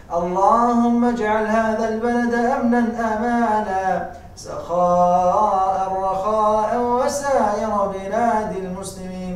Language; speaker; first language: Arabic; native; Arabic